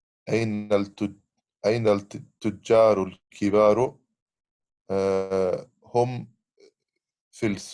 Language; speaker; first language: Arabic; non-native, learner; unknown